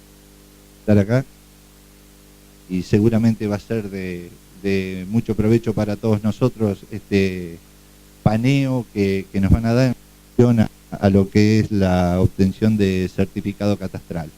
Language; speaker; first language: Spanish; native; Spanish